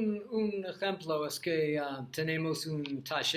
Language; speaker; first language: Spanish; non-native, learner; English